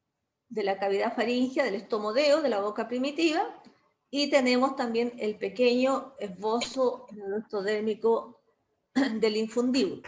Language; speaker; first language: Spanish; native; Spanish